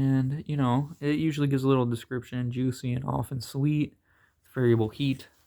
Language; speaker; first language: English; native; English